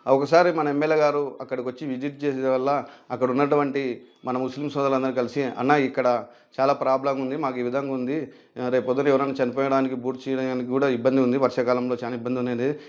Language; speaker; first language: Telugu; native; Telugu